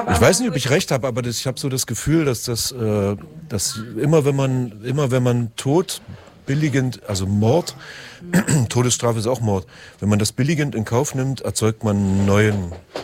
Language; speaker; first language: German; native; German